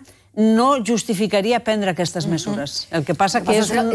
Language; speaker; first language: Catalan; native; Catalan